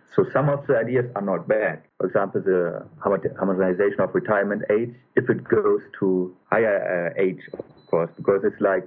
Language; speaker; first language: English; non-native, fluent; German